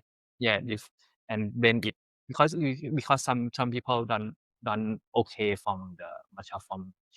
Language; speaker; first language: English; non-native, learner; Thai